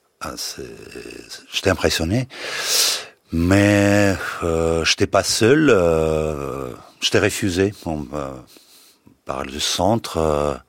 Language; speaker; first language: French; non-native, fluent; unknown